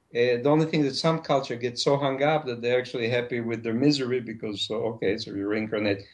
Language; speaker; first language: English; non-native, fluent; Hebrew